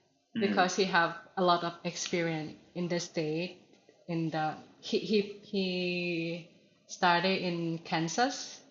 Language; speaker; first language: English; non-native, learner; Thai